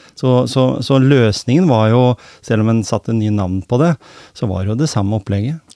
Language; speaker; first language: Norwegian; native; Norwegian